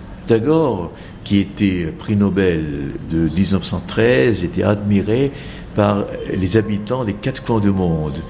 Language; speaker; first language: French; non-native, fluent; Bangla